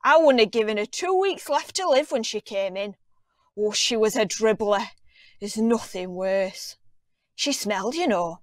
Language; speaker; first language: English; native; English